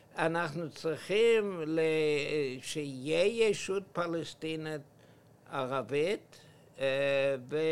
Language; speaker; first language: Hebrew; non-native, fluent; English